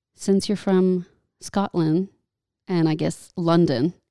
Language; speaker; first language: English; non-native, fluent; French